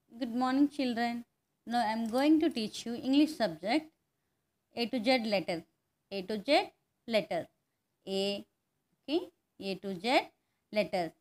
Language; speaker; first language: English; non-native, local second language; Telugu